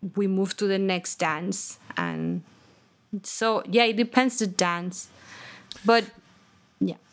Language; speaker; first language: English; non-native, fluent; Spanish